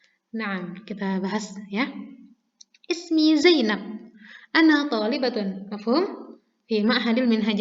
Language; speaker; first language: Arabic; non-native, fluent; Indonesian